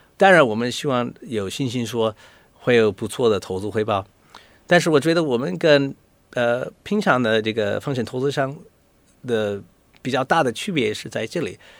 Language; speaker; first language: Chinese; non-native, fluent; English